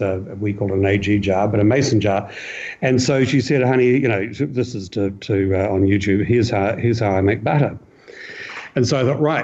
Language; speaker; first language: English; native; English